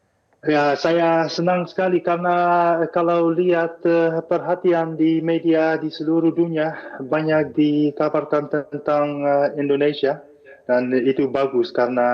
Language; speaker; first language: Indonesian; non-native, fluent; Dutch